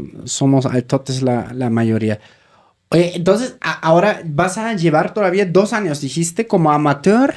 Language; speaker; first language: Spanish; native; Spanish